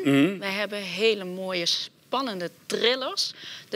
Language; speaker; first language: Dutch; native; Dutch